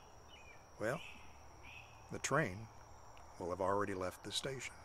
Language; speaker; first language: English; native; English